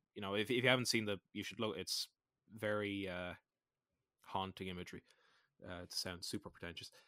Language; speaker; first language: English; native; English